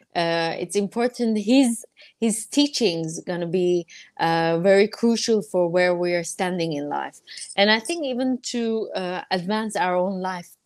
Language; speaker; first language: English; non-native, fluent; Persian